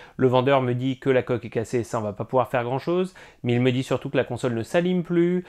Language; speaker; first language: French; native; French